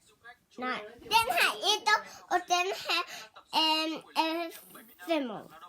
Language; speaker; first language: Danish; early bilingual, other home language; Vietnamese